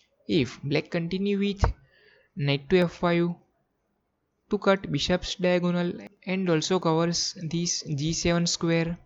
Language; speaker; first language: English; non-native, fluent; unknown